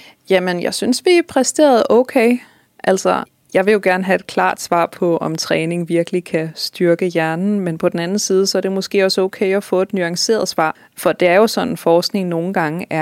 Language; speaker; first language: Danish; native; Danish